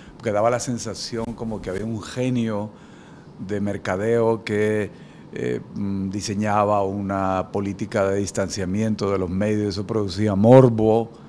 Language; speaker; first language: Spanish; native; Spanish